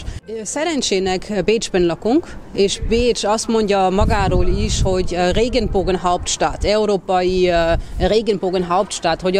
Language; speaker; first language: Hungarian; early bilingual, heritage; Hungarian